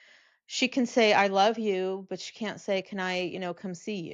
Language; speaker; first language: English; native; English